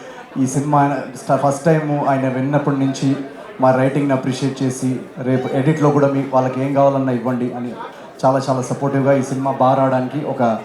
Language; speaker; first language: Telugu; native; Telugu